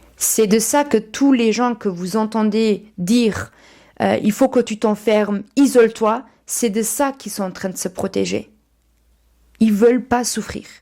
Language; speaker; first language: French; early bilingual, other home language; Portuguese